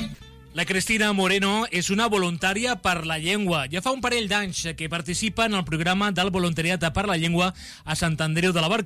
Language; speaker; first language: Catalan; native; Catalan